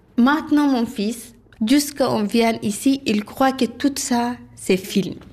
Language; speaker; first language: French; non-native, learner; Arabic